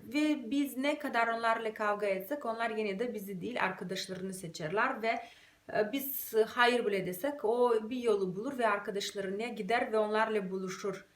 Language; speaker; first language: Turkish; non-native, fluent; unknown